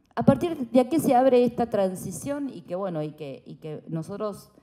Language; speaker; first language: Spanish; native; Spanish